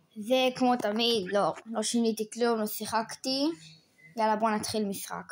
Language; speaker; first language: Hebrew; native; Hebrew